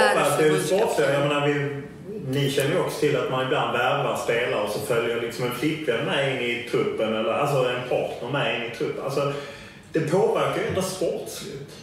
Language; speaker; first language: Swedish; native; Swedish